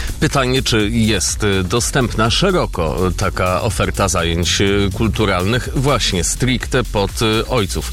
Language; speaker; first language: Polish; native; Polish